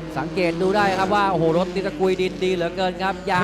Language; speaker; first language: Thai; native; Thai